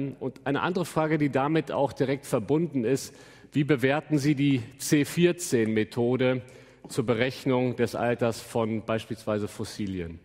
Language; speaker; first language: German; native; German